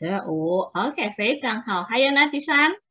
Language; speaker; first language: Chinese; non-native, fluent; Indonesian